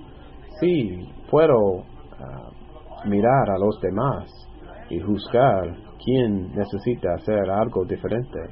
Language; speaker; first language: Spanish; non-native, fluent; English